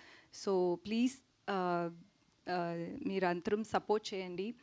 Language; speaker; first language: Telugu; non-native, learner; Tamil